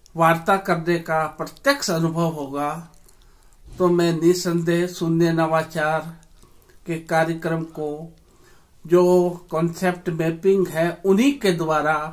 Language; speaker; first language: Hindi; native; Hindi